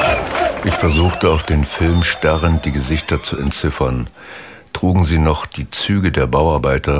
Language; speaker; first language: German; native; German